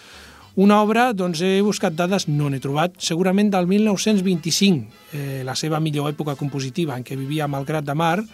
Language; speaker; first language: Catalan; native; Catalan